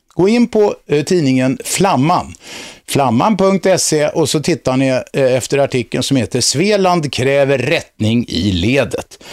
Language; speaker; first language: Swedish; native; Swedish